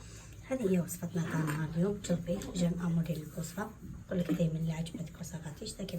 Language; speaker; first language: Arabic; native; Arabic